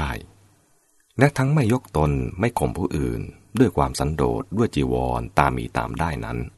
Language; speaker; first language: Thai; native; Thai